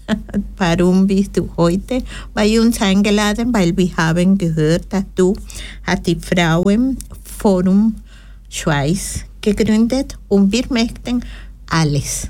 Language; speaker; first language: German; non-native, learner; Spanish